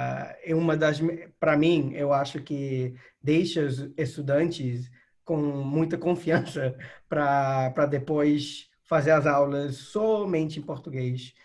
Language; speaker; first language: Portuguese; non-native, fluent; English